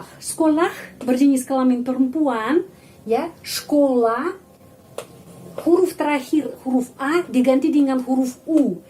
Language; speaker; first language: Indonesian; non-native, fluent; Russian